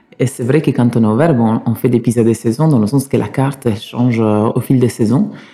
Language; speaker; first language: French; non-native, fluent; Italian